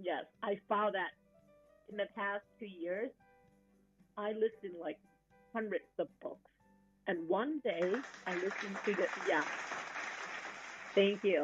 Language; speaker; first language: English; non-native, fluent; Thai